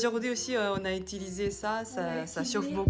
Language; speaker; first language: French; non-native, learner; Japanese